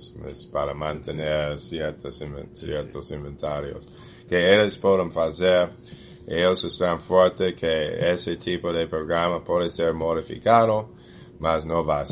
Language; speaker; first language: Portuguese; non-native, fluent; English